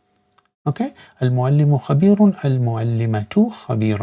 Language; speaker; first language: Arabic; non-native, fluent; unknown